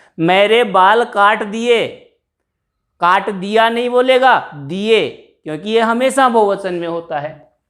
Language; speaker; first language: Hindi; native; Hindi